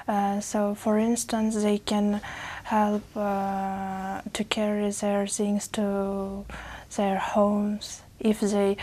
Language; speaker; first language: English; non-native, learner; Uzbek